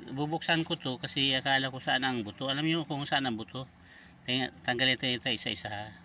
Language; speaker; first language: Filipino; non-native, local second language; Masbatenyo